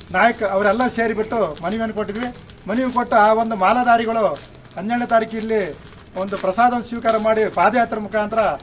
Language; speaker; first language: Kannada; non-native, local second language; Lambadi